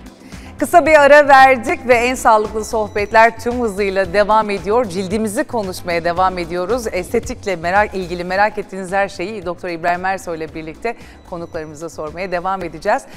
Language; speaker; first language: Turkish; native; Turkish